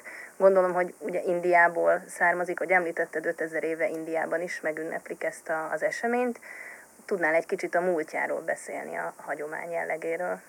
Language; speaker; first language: Hungarian; native; Hungarian